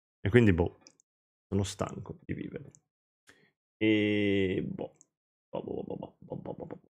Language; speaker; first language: Italian; native; Italian